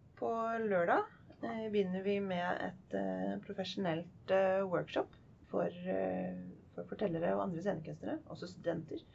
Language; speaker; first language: Norwegian; non-native, fluent; English